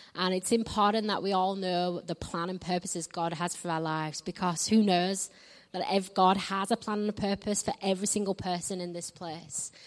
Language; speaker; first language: English; native; English